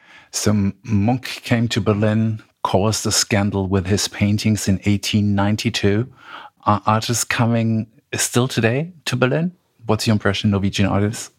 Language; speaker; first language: English; non-native, fluent; German